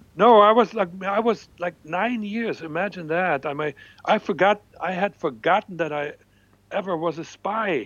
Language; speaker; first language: English; non-native, fluent; German